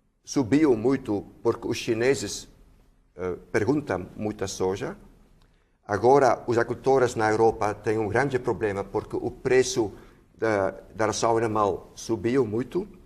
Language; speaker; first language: Portuguese; non-native, fluent; Dutch